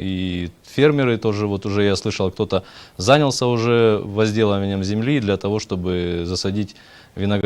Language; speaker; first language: Russian; native; Russian